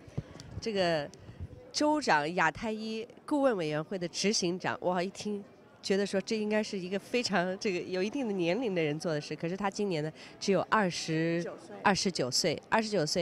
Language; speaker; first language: Chinese; native; Chinese